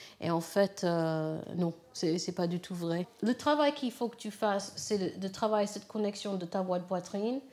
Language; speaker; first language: French; non-native, fluent; English